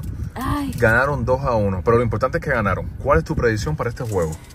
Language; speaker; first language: Spanish; native; Spanish